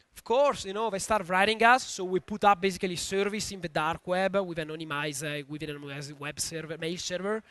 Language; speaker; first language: English; non-native, fluent; Italian